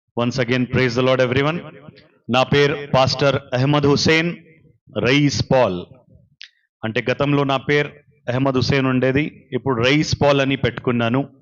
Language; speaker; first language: Telugu; non-native, local second language; Urdu